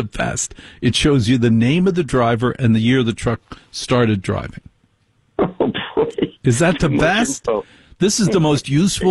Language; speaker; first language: English; native; English